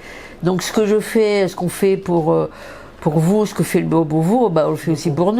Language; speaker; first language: French; native; French